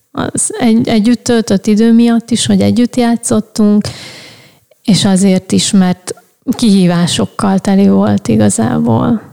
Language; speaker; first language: Hungarian; native; Hungarian